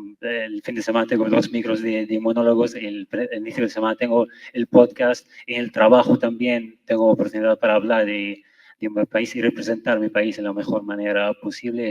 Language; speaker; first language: Spanish; non-native, fluent; Arabic